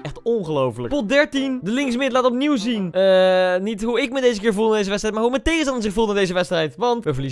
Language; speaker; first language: Dutch; native; Dutch